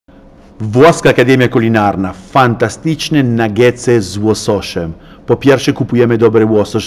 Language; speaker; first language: Polish; non-native, learner; Italian